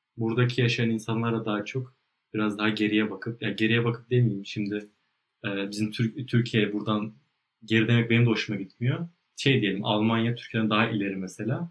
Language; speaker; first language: Turkish; native; Turkish